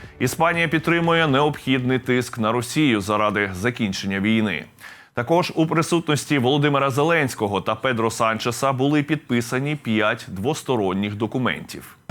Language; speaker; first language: Ukrainian; native; Ukrainian